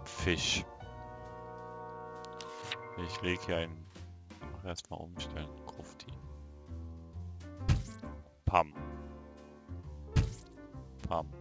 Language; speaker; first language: German; native; German